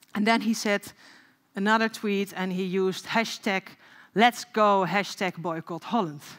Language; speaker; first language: English; non-native, fluent; Dutch